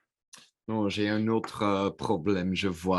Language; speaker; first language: French; non-native, local second language; Dutch